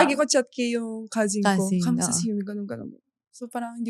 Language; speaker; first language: Filipino; non-native, learner; Japanese